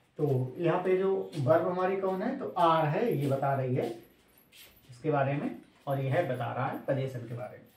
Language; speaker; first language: Hindi; native; Hindi